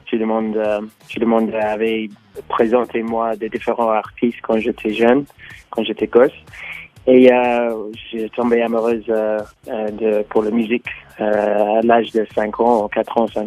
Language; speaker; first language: French; non-native, learner; English